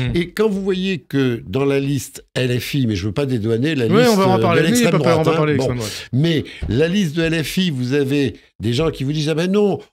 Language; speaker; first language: French; native; French